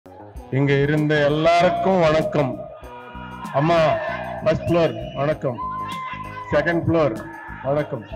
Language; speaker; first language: Tamil; non-native, learner; Telugu